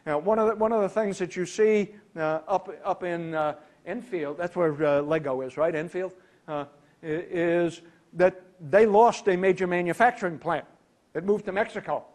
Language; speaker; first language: English; native; English